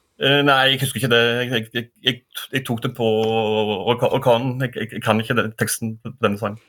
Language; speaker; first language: Norwegian; native; Norwegian